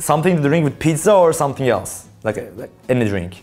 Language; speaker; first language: English; non-native, fluent; Turkish